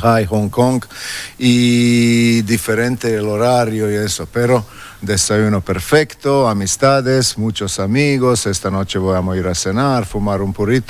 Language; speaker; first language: Spanish; non-native, fluent; Croatian